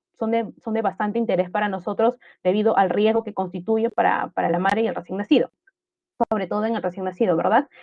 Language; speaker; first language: Spanish; native; Spanish